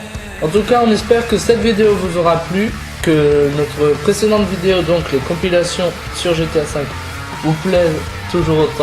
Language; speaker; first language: French; native; French